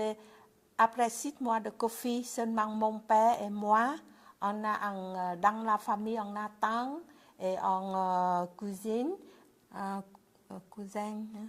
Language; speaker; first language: French; non-native, learner; Vietnamese